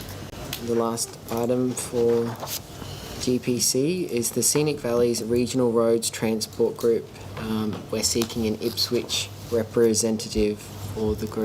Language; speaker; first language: English; native; English